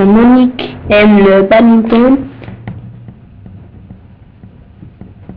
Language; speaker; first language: French; non-native, learner; English